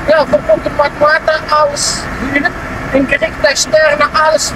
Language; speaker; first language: German; non-native, learner; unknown